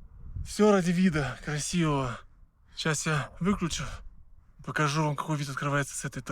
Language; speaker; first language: Russian; native; Russian